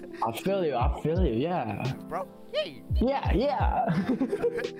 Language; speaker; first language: English; non-native, fluent; Indonesian